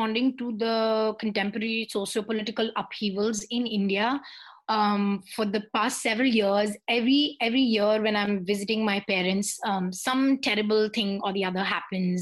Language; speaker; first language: English; non-native, local second language; Hindi